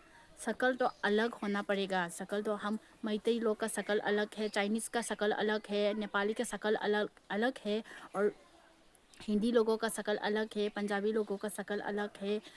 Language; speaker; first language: Hindi; non-native, local second language; Manipuri